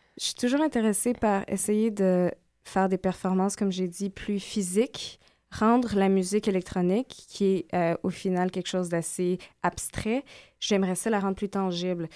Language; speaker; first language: French; native; French